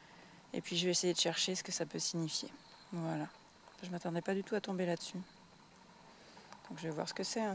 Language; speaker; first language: French; native; French